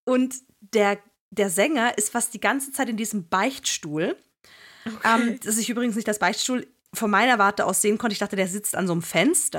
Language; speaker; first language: German; native; German